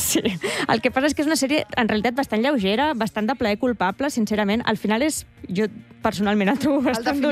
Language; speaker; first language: Catalan; native; Catalan